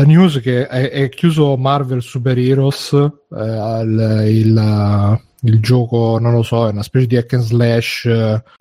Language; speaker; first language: Italian; native; Italian